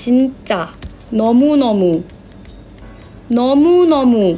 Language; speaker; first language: Korean; non-native, learner; Thai